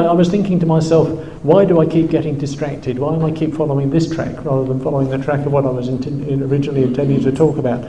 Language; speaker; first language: English; native; English